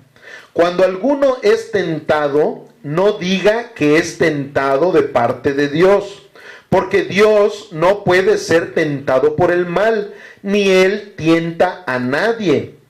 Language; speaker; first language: Spanish; native; Spanish